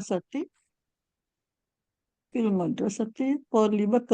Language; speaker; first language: Arabic; non-native, learner; Malay